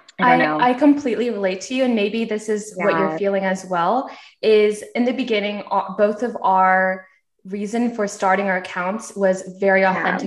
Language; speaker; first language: English; early bilingual, other home language; Korean